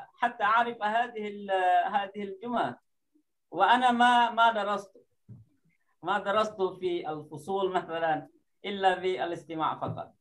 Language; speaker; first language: Arabic; non-native, fluent; Indonesian